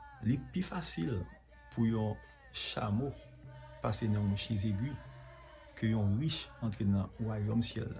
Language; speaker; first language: French; non-native, local second language; Haitian Creole